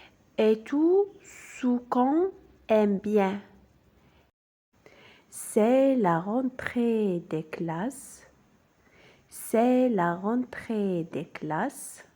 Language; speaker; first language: French; non-native, local second language; Arabic